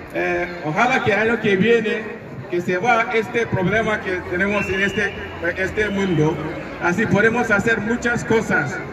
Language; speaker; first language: Spanish; non-native, learner; Igbo